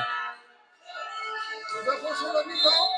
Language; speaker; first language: French; native; French